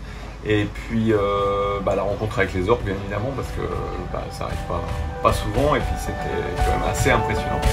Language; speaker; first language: French; native; French